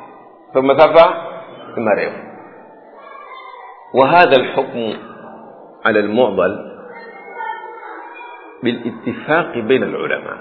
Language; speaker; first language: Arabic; non-native, fluent; Swahili